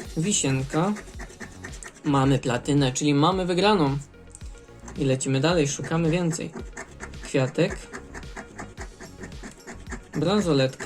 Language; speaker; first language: Polish; native; Polish